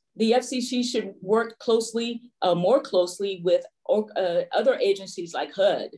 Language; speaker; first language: English; native; English